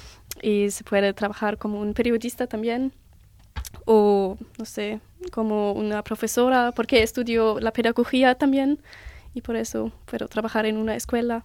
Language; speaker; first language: Spanish; non-native, learner; German